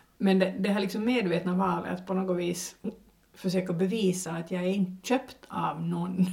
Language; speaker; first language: Swedish; native; Swedish